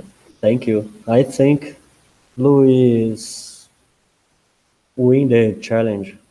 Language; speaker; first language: English; non-native, learner; Portuguese